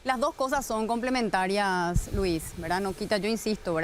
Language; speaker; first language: Spanish; native; Spanish